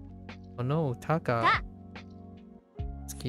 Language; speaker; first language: Japanese; non-native, learner; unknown